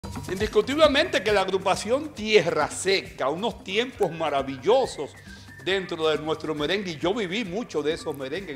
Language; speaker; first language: Spanish; native; Spanish